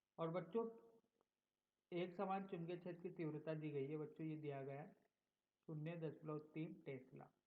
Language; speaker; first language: Hindi; native; Hindi